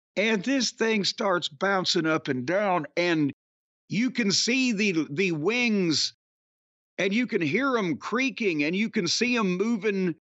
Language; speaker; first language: English; native; English